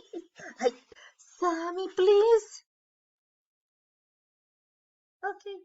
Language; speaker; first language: English; non-native, learner; Spanish